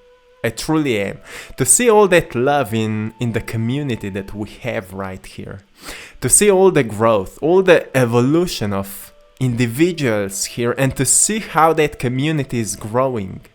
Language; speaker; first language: English; non-native, fluent; Slovenian